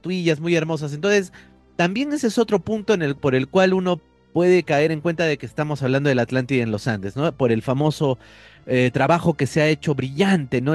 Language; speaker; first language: Spanish; native; Spanish